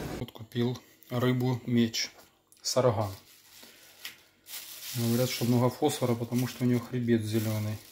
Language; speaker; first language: Russian; native; Russian